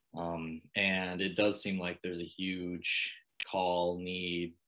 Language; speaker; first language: English; native; English